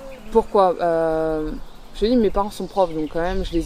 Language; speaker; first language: French; native; French